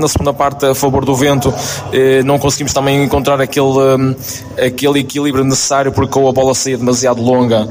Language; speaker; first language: Portuguese; native; Portuguese